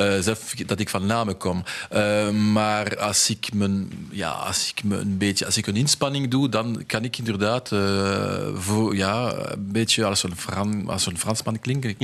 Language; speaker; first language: Dutch; non-native, local second language; French